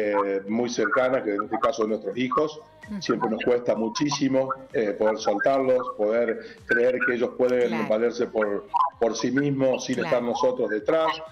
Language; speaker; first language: Spanish; native; Spanish